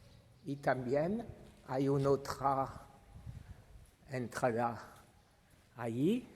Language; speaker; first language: Spanish; non-native, learner; French